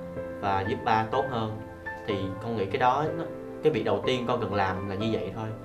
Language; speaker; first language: Vietnamese; native; Vietnamese